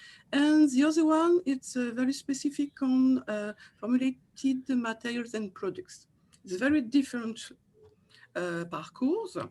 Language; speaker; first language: English; non-native, fluent; French